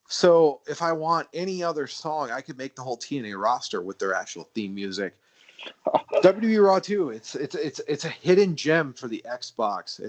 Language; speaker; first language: English; native; English